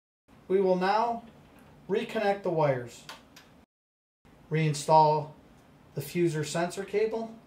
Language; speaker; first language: English; native; English